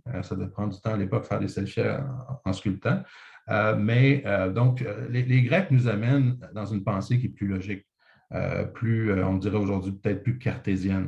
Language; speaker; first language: French; native; French